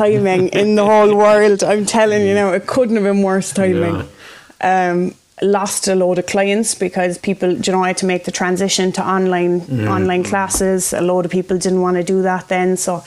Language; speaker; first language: English; native; English